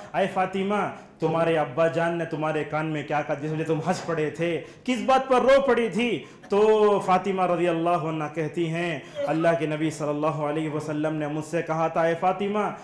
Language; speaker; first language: Urdu; native; Urdu